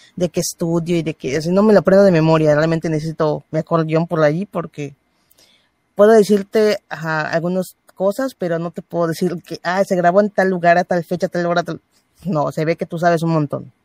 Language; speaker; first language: Spanish; native; Spanish